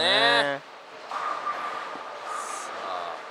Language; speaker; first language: Japanese; native; Japanese